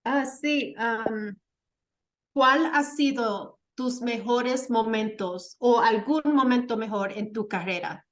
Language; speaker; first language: Spanish; early bilingual, heritage; Spanish